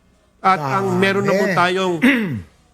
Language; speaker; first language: Filipino; native; Filipino